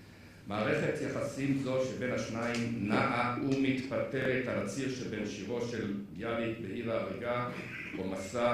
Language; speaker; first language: Hebrew; native; Hebrew